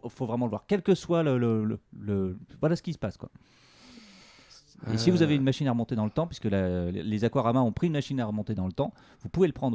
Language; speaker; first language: French; native; French